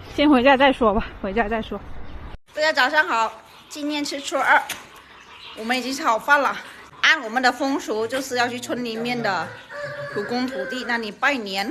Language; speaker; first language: Chinese; non-native, fluent; Vietnamese